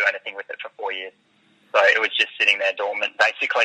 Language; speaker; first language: English; native; English